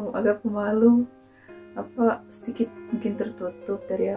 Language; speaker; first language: Indonesian; non-native, fluent; Russian